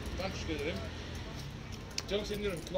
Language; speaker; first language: Turkish; native; Turkish